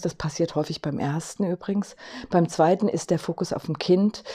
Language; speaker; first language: German; native; German